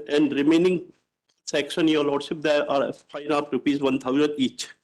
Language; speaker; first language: English; non-native, local second language; Hindi